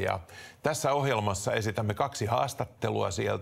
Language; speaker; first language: Finnish; native; Finnish